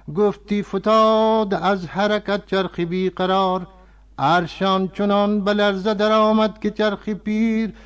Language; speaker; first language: Persian; non-native, fluent; Urdu